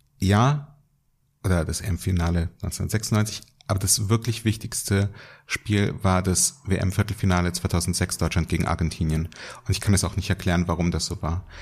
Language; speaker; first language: German; early bilingual, other home language; Russian